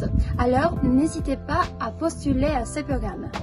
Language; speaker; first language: French; non-native, fluent; Spanish